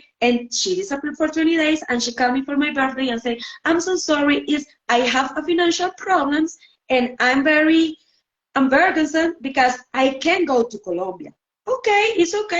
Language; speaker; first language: English; non-native, learner; Spanish